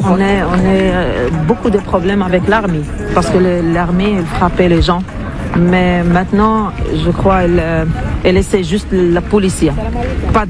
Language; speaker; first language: French; non-native, learner; Arabic